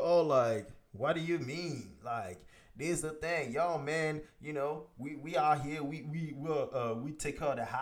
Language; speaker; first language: English; non-native, local second language; French